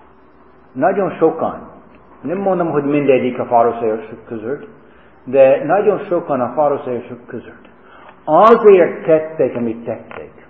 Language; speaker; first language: Hungarian; non-native, fluent; English